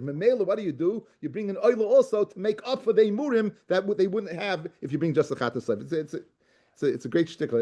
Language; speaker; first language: English; native; English